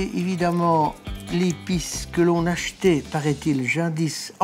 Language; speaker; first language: French; native; French